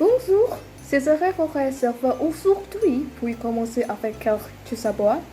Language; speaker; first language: French; non-native, learner; Indonesian